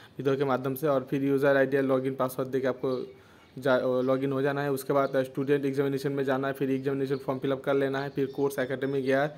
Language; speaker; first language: Hindi; non-native, local second language; Bangla